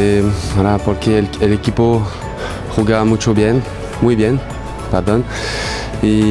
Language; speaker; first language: Spanish; non-native, learner; French